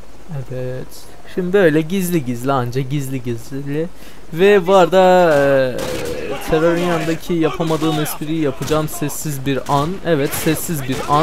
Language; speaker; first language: Turkish; native; Turkish